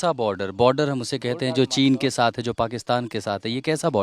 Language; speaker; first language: Hindi; native; Hindi